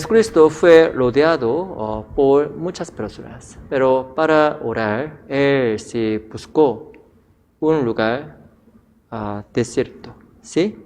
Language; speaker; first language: Spanish; non-native, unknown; Korean